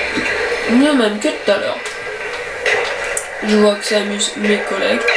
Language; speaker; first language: French; native; French